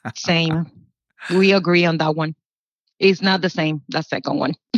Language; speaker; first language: English; early bilingual, other home language; Spanish